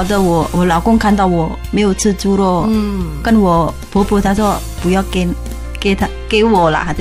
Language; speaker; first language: Chinese; non-native, learner; Indonesian